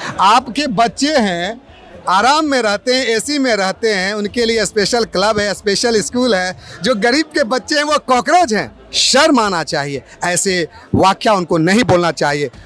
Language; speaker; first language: Hindi; native; Hindi